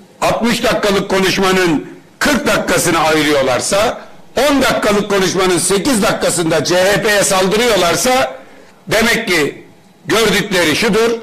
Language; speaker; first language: Turkish; native; Turkish